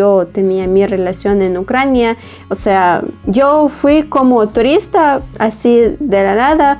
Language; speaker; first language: Spanish; non-native, fluent; Ukrainian